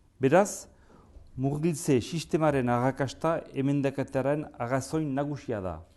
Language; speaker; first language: Basque; native; Basque